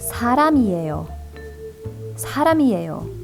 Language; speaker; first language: Korean; non-native, fluent; English